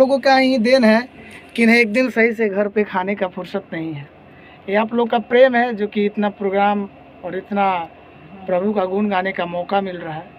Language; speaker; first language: Hindi; non-native, local second language; Bhojpuri